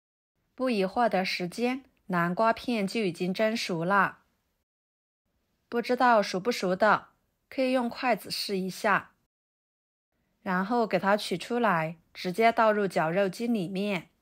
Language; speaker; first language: Chinese; native; Chinese